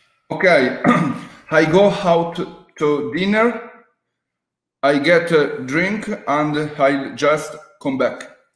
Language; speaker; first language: English; non-native, learner; Italian